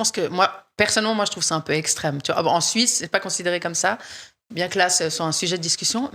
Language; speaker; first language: French; native; French